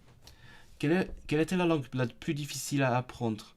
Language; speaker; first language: French; non-native, fluent; Cantonese